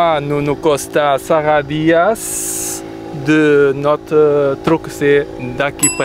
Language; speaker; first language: French; non-native, learner; Portuguese